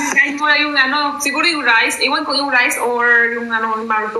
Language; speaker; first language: Filipino; non-native, local second language; Cebuano